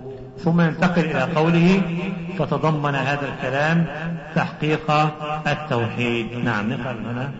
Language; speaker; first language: Arabic; native; Arabic